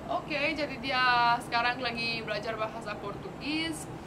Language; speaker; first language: Indonesian; non-native, fluent; Russian